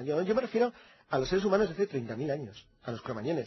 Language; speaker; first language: Spanish; native; Spanish